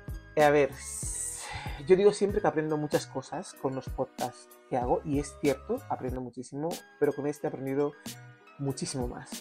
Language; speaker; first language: Spanish; native; Spanish